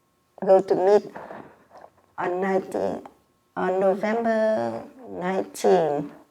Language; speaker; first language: English; non-native, learner; Vietnamese